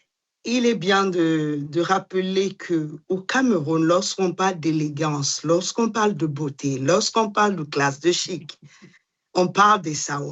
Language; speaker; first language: French; non-native, local second language; Duala